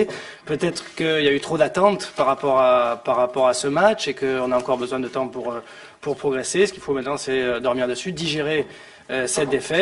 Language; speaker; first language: French; native; French